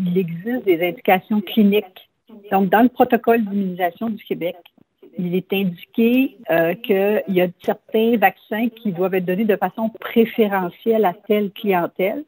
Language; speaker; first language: French; native; French